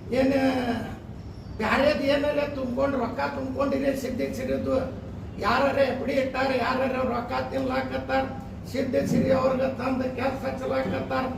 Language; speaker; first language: Kannada; non-native, local second language; Urdu